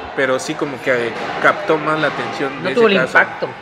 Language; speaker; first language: Spanish; native; Spanish